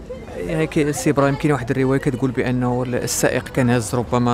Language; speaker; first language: Arabic; native; Arabic